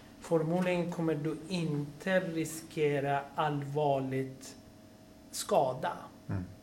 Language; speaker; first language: Swedish; non-native, fluent; Persian